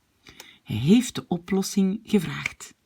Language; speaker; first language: Dutch; non-native, fluent; French